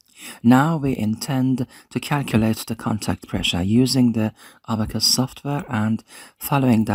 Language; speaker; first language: English; non-native, fluent; Persian